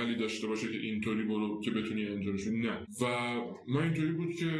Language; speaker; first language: Persian; non-native, local second language; Azerbaijani